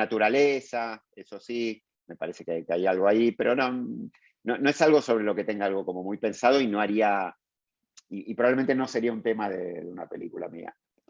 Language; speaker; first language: Spanish; native; Spanish